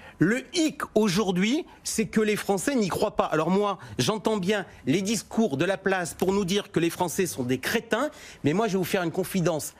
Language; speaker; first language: French; native; French